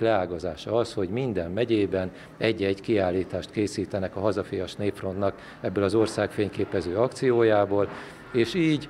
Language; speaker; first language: Hungarian; native; Hungarian